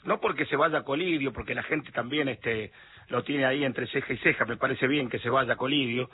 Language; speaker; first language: Spanish; native; Spanish